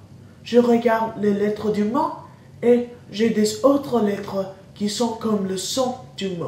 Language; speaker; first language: French; non-native, learner; English